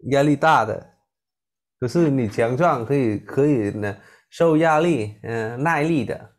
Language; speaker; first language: Chinese; non-native, learner; Vietnamese